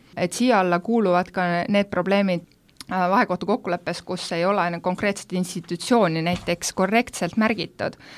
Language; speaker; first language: Estonian; native; Estonian